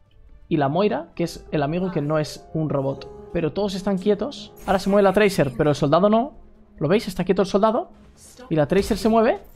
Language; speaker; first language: Spanish; native; Spanish